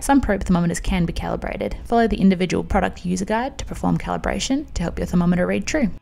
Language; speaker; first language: English; native; English